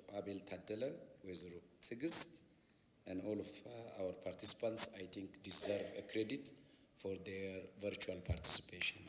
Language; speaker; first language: English; non-native, local second language; Amharic